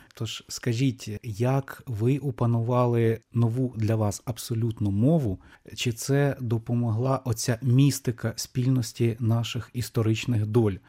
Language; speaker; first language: Ukrainian; native; Ukrainian